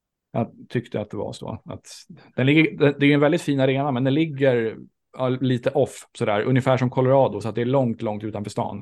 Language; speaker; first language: Swedish; native; Swedish